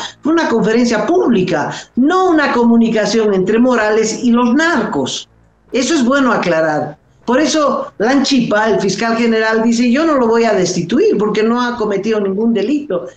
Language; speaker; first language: Spanish; native; Spanish